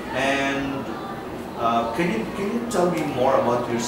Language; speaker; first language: English; non-native, fluent; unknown